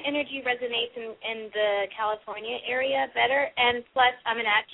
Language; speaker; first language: English; native; English